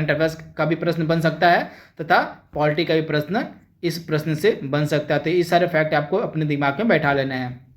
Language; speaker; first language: Hindi; native; Hindi